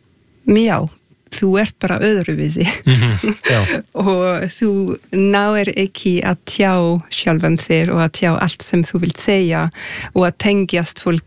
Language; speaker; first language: Icelandic; non-native, fluent; French